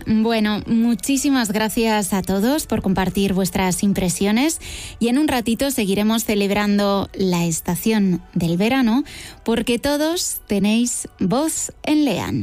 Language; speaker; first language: Spanish; native; Spanish